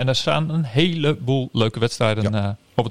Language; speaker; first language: Dutch; native; Dutch